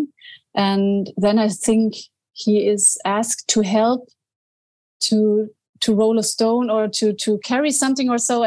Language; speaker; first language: English; non-native, fluent; German